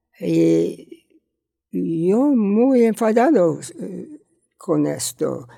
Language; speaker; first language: Spanish; non-native, learner; English